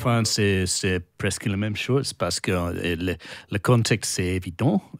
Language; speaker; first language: French; non-native, learner; English